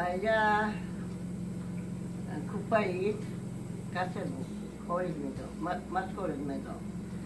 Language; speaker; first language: Hebrew; non-native, learner; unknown